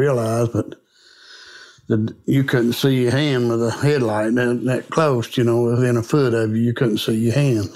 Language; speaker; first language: English; native; English